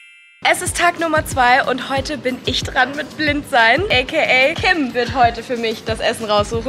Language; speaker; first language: German; native; German